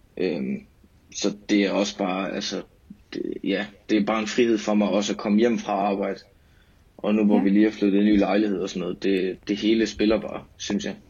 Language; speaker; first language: Danish; native; Danish